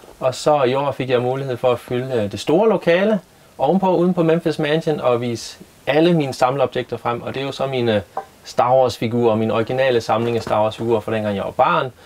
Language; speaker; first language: Danish; native; Danish